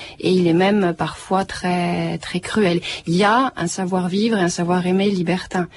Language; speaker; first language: French; native; French